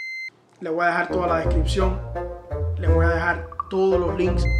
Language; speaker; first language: Spanish; native; Spanish